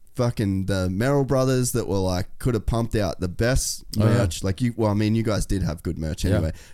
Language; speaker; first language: English; native; English